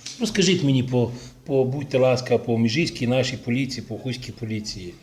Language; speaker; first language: Ukrainian; native; Ukrainian